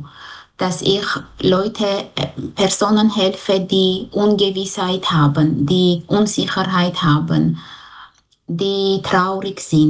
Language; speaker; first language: German; non-native, fluent; Armenian